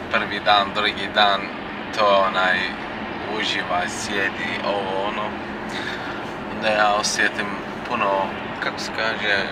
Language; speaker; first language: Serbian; non-native, learner; Turkish